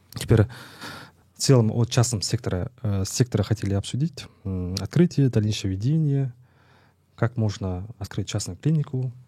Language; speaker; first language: Russian; non-native, local second language; Kazakh